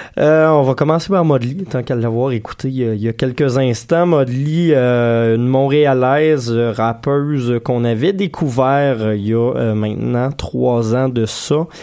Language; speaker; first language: French; native; French